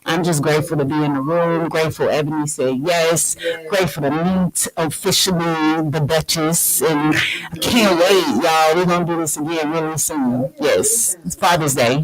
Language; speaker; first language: English; native; English